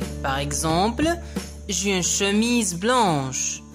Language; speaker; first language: French; non-native, local second language; Arabic